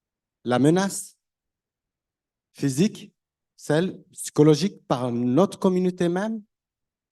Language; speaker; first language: French; non-native, learner; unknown